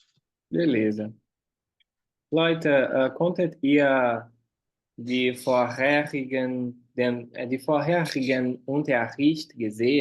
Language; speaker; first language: German; non-native, fluent; Portuguese